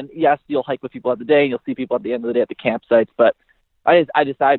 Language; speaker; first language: English; native; English